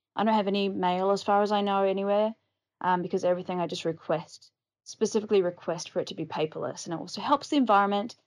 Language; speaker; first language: English; native; English